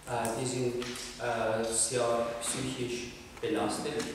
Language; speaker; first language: German; non-native, fluent; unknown